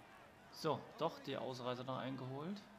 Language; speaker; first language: German; native; German